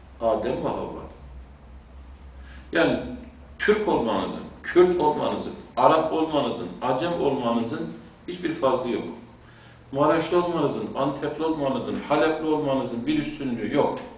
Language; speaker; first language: Turkish; native; Turkish